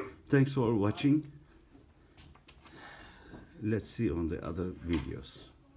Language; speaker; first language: English; non-native, learner; Turkish